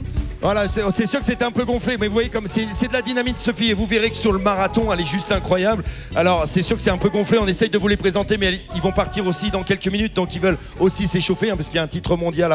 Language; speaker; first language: French; native; French